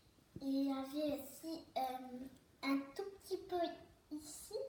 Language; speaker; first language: French; early bilingual, other home language; Turkish